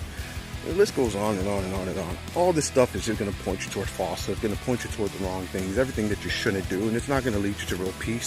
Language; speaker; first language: English; native; English